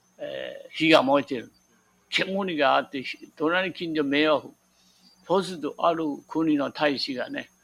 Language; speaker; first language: Japanese; non-native, local second language; Min Nan Chinese